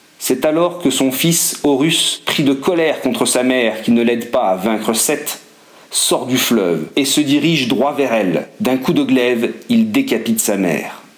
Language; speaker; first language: French; native; French